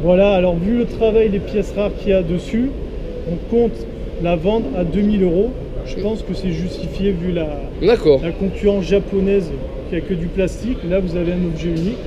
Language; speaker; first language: French; native; French